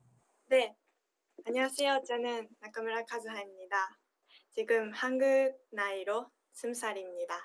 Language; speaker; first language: Korean; non-native, learner; Japanese